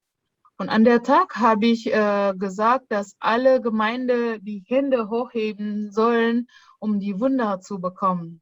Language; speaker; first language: German; non-native, fluent; Indonesian